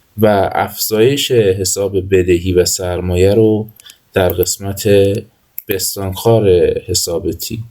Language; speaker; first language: Persian; native; Persian